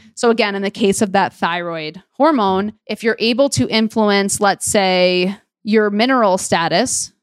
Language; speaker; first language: English; native; English